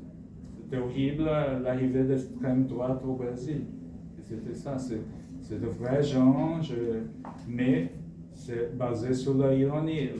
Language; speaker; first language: French; non-native, fluent; Portuguese